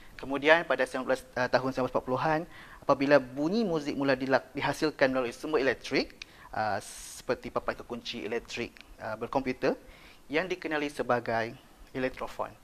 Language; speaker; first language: Malay; native; Malay